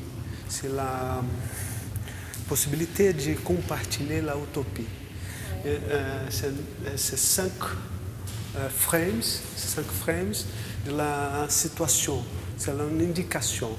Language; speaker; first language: French; non-native, learner; Portuguese